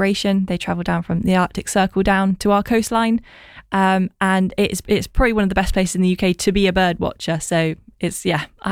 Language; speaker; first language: English; native; English